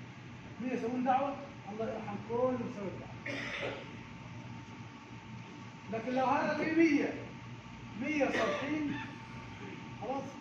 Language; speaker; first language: Arabic; non-native, learner; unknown